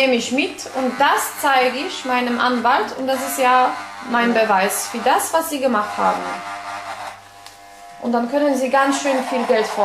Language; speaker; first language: German; non-native, fluent; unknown